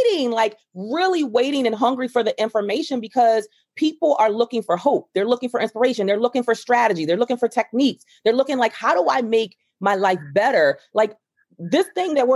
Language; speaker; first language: English; native; English